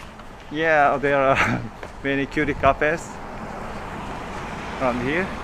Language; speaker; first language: English; non-native, fluent; Korean